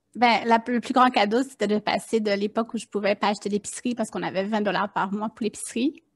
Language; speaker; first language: French; native; French